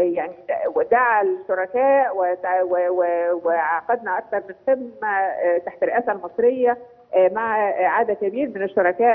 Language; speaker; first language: Arabic; native; Arabic